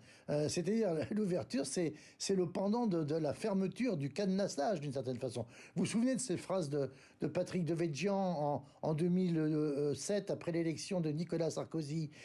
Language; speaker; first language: French; native; French